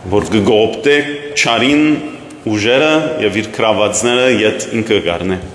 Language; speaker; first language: Armenian; early bilingual, heritage; Armenian